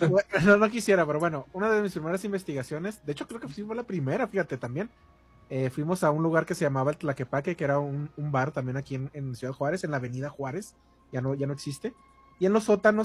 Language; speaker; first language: Spanish; native; Spanish